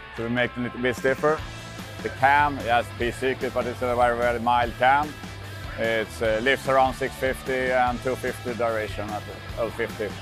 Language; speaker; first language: English; non-native, fluent; Swedish